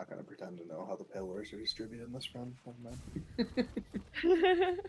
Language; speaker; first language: English; native; English